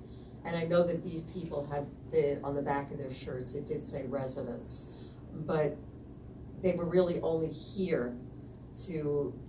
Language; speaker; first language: English; native; English